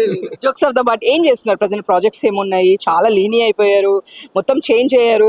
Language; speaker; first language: Telugu; native; Telugu